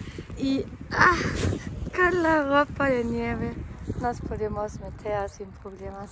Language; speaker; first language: Spanish; non-native, fluent; German